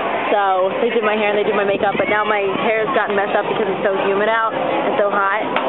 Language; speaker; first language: English; native; English